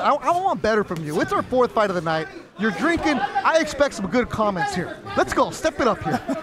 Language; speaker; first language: English; native; English